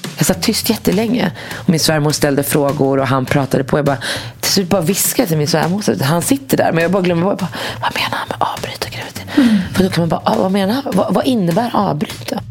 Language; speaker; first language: Swedish; early bilingual, other home language; Arabic